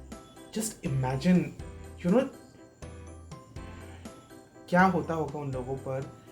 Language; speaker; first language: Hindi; non-native, local second language; Bangla